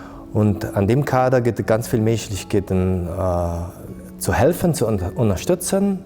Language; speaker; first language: German; non-native, local second language; Luxembourgish